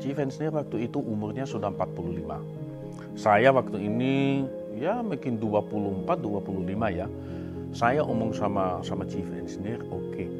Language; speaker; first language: Indonesian; non-native, fluent; Dutch